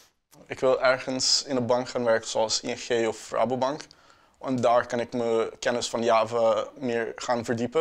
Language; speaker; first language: Dutch; non-native, local second language; Papiamento